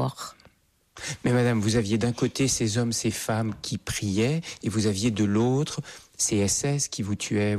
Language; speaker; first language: French; native; French